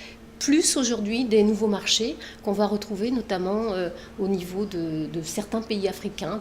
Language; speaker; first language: French; native; French